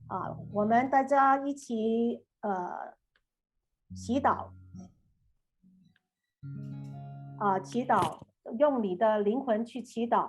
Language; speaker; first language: Chinese; native; Chinese